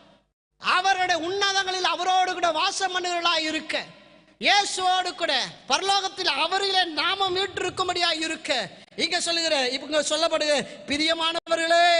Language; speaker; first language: Tamil; native; Tamil